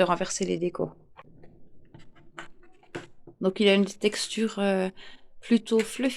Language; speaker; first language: French; native; French